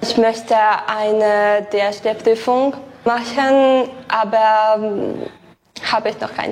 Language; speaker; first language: German; non-native, local second language; Hungarian